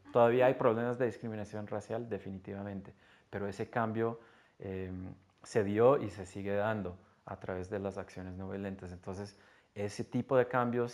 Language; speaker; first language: Spanish; non-native, fluent; English